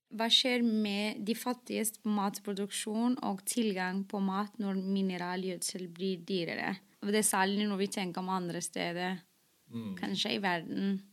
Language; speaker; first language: Norwegian; non-native, fluent; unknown